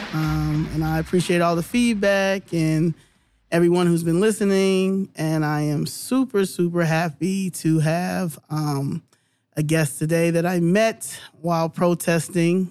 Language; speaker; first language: English; native; English